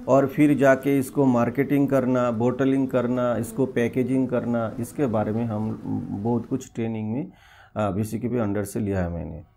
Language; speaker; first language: Hindi; non-native, local second language; Bangla